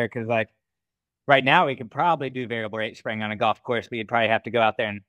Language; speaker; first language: English; native; English